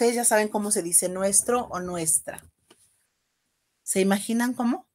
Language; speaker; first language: Spanish; native; Spanish